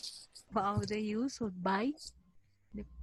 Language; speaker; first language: English; non-native, learner; Spanish